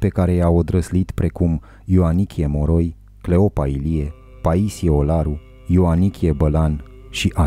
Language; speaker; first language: Romanian; native; Romanian